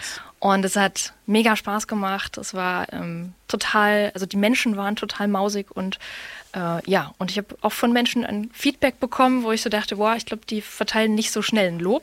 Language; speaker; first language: German; native; German